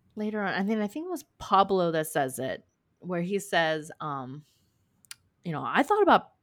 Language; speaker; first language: English; native; English